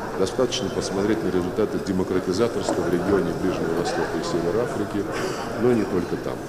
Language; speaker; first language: Russian; native; Russian